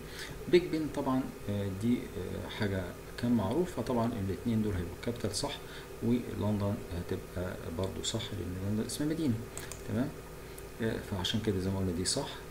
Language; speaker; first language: Arabic; native; Arabic